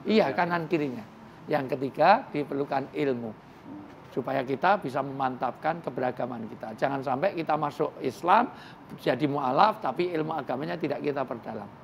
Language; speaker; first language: Indonesian; native; Indonesian